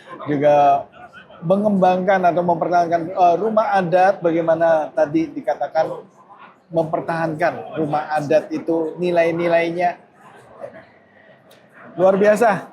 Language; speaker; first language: Indonesian; native; Indonesian